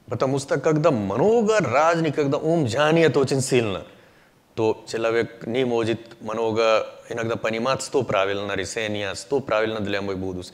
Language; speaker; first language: Russian; non-native, learner; Hindi